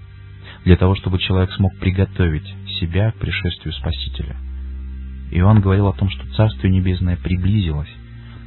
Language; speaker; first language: Russian; native; Russian